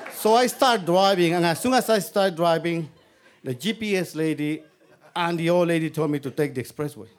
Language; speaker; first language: English; non-native, fluent; Spanish